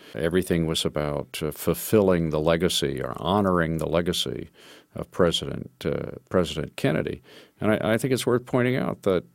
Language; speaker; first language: English; native; English